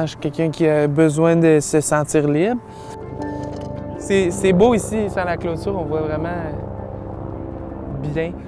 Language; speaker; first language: French; native; French